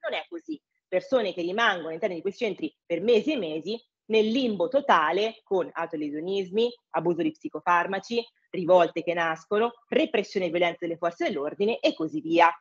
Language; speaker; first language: Italian; early bilingual, other home language; English